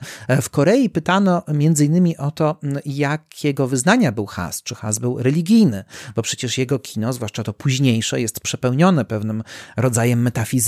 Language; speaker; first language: Polish; native; Polish